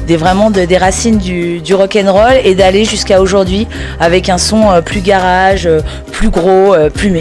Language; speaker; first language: French; native; French